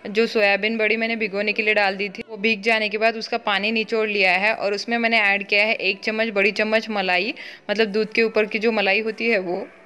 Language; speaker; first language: Hindi; non-native, local second language; Marathi